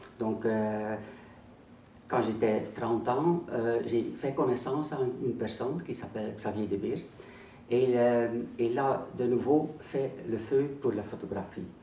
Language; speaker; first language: French; non-native, local second language; Dutch